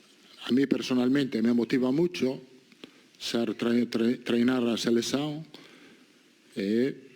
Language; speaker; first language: Spanish; non-native, fluent; Italian